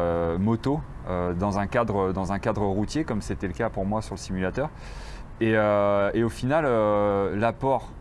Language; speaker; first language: French; native; French